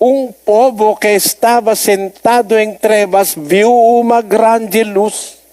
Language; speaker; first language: Portuguese; non-native, learner; Filipino